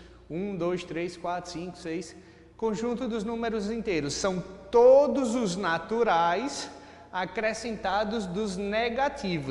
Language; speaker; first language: Portuguese; native; Portuguese